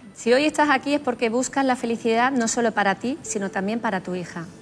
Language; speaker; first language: Spanish; native; Spanish